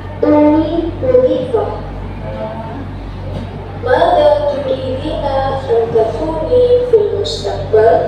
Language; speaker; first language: Arabic; non-native, learner; Indonesian